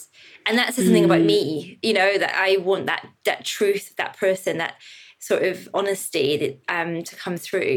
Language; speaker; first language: English; native; English